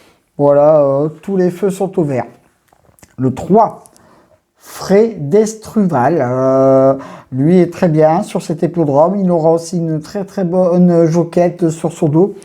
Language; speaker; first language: French; native; French